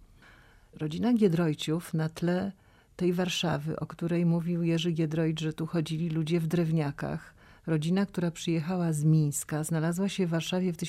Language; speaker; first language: Polish; native; Polish